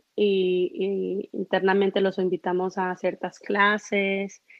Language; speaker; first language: Spanish; early bilingual, heritage; Spanish